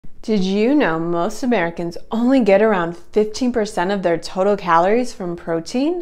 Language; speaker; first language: English; native; English